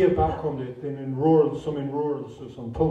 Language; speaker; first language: Swedish; non-native, fluent; English